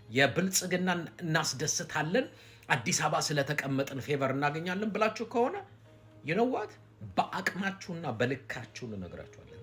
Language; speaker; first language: Amharic; native; Amharic